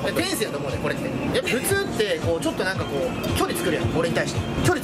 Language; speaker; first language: Japanese; native; Japanese